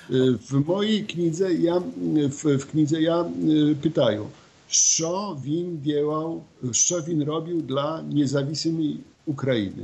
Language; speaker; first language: Polish; non-native, learner; Ukrainian